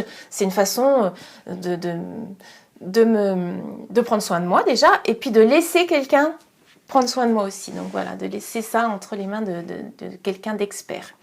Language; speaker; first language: French; native; French